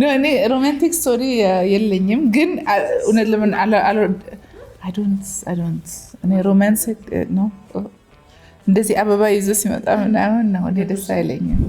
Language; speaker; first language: Amharic; non-native, local second language; Oromo